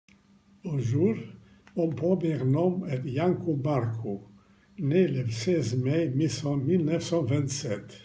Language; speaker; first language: French; non-native, fluent; Romanian